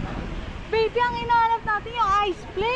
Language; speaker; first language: Filipino; native; Filipino